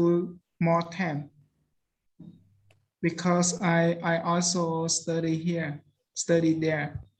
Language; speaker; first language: English; non-native, learner; Khmer